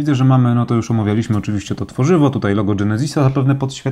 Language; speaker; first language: Polish; native; Polish